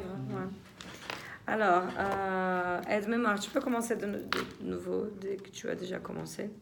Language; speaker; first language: French; non-native, fluent; Portuguese